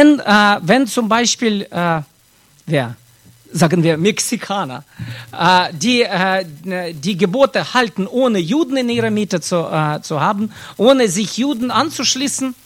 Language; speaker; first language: German; non-native, fluent; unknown